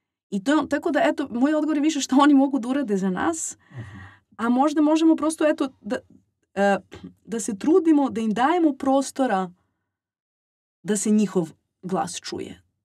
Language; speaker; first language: Serbian; native; Serbian